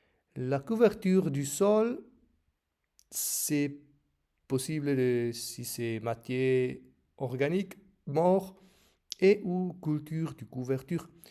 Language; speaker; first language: French; non-native, learner; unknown